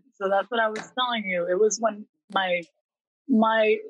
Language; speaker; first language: English; early bilingual, other home language; Spanish